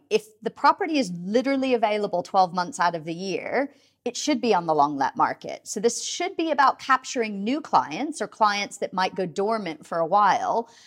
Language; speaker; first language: English; native; English